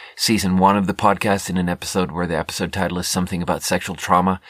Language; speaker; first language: English; non-native, fluent; Swedish